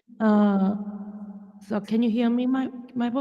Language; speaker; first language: English; non-native, learner; Korean